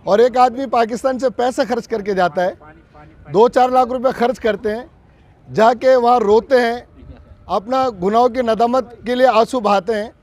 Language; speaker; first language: Urdu; non-native, local second language; Bangla